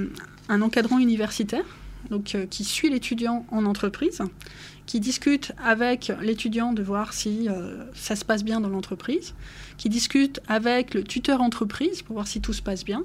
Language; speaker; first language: French; native; French